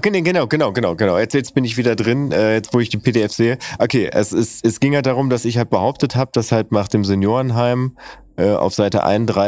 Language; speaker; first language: German; native; German